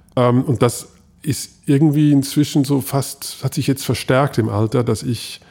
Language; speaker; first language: German; native; German